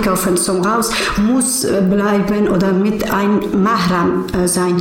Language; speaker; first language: German; non-native, learner; Persian